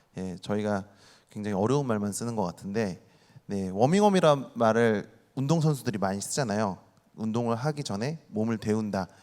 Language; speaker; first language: Korean; native; Korean